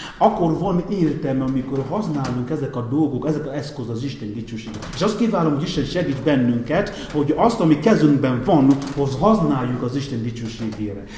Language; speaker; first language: Hungarian; non-native, fluent; Igbo